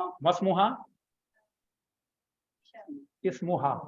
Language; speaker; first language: Arabic; non-native, fluent; Urdu